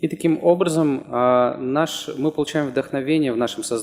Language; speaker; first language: Russian; native; Russian